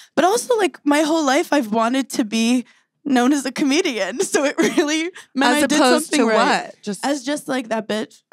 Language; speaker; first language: English; native; English